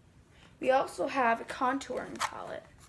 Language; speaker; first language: English; native; English